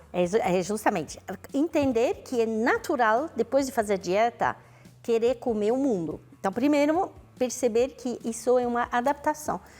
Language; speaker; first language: Portuguese; non-native, fluent; French